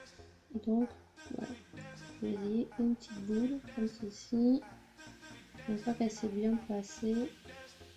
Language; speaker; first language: French; native; French